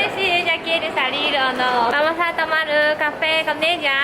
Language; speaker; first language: Spanish; non-native, learner; Japanese